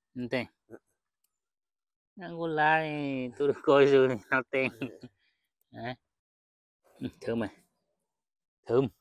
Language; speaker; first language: Portuguese; non-native, learner; Vietnamese